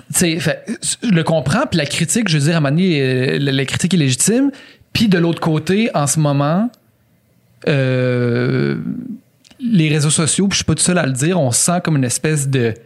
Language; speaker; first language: French; native; French